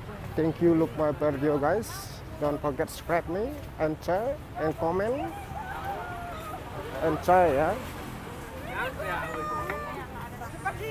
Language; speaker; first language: English; non-native, learner; Indonesian